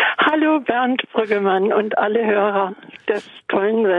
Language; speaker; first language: German; native; German